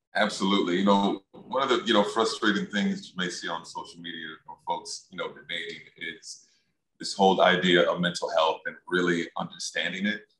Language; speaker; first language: English; native; English